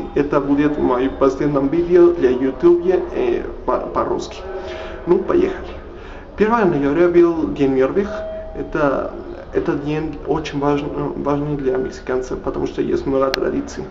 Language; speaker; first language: Russian; non-native, learner; Spanish